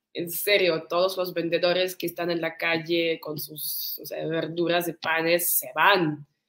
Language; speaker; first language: Spanish; non-native, fluent; Russian